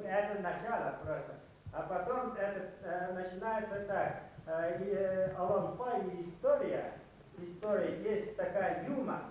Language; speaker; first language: Russian; non-native, local second language; Yakut